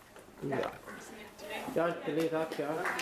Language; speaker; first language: Norwegian; non-native, learner; Oromo